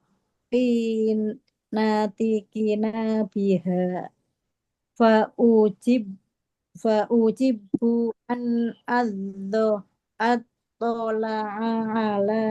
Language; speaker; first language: Arabic; non-native, learner; Indonesian